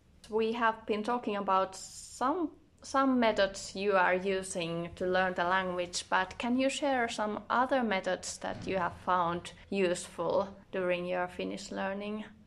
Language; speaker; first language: English; non-native, fluent; Finnish